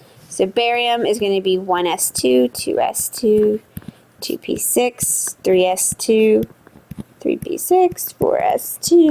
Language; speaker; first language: English; native; English